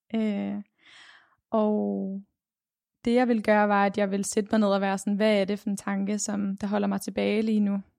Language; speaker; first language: Danish; native; Danish